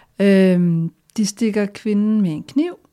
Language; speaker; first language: Danish; native; Danish